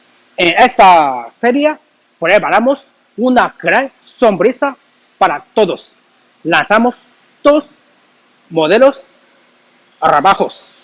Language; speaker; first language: Spanish; non-native, learner; Chinese